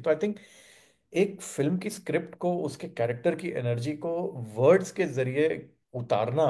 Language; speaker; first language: Hindi; native; Hindi